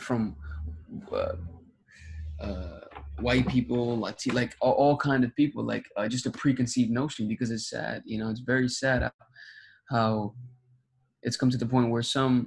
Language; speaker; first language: English; early bilingual, other home language; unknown